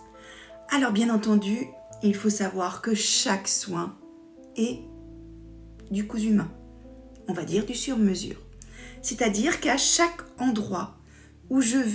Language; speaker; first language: French; native; French